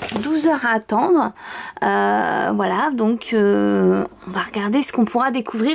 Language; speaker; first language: French; native; French